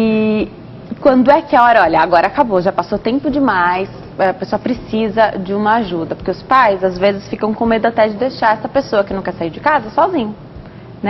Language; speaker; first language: Portuguese; native; Portuguese